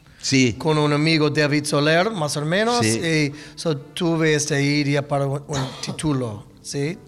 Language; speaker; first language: Spanish; non-native, learner; English